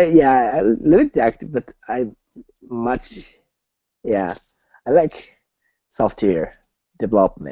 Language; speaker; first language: English; non-native, learner; Japanese